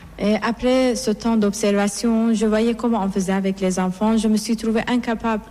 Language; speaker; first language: French; non-native, fluent; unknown